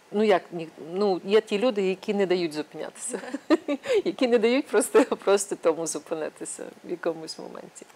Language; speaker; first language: Ukrainian; native; Ukrainian